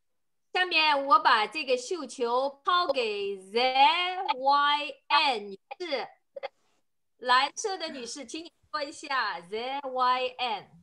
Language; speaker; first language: Chinese; native; Chinese